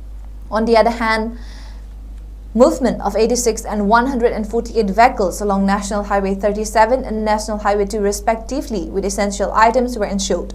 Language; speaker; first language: English; non-native, local second language; Manipuri